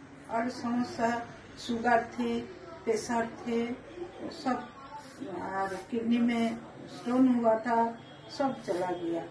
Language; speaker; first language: Hindi; non-native, local second language; Bangla